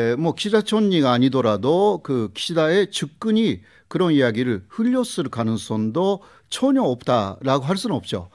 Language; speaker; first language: Korean; non-native, fluent; Japanese